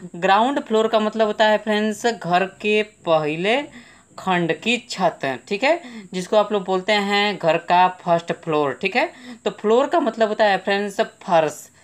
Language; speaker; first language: Hindi; native; Hindi